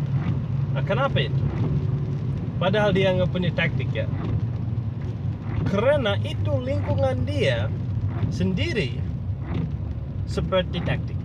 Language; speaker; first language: Indonesian; non-native, fluent; English